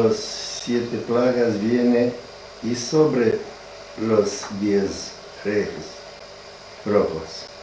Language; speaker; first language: Spanish; non-native, learner; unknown